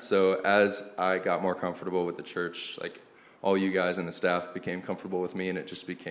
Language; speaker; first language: English; native; English